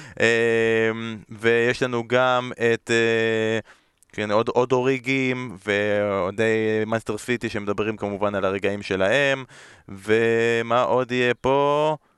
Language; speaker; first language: Hebrew; native; Hebrew